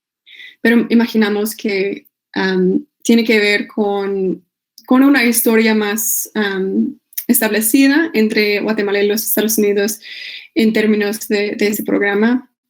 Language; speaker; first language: Spanish; non-native, fluent; English